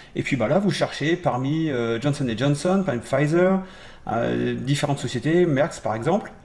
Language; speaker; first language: French; native; French